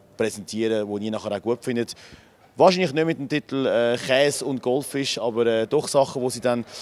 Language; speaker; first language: German; native; German